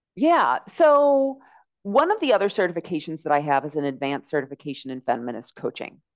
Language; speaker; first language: English; native; English